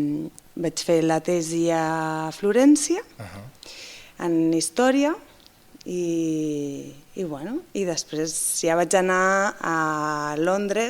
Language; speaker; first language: Catalan; non-native, fluent; Basque